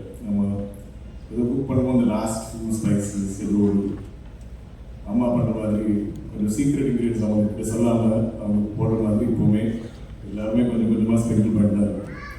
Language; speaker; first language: Tamil; non-native, fluent; Malayalam